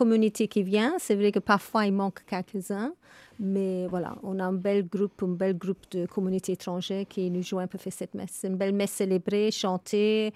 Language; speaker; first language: French; non-native, fluent; English